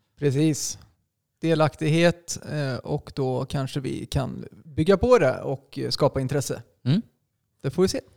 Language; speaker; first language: Swedish; native; Swedish